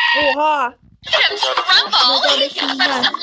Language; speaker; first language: Turkish; native; Turkish